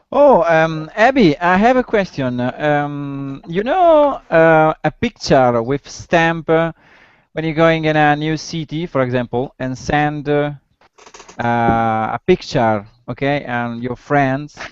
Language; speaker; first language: English; non-native, learner; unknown